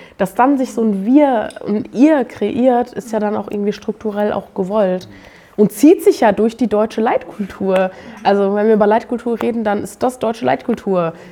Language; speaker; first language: German; native; German